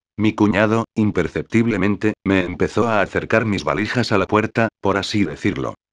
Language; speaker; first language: Spanish; native; Spanish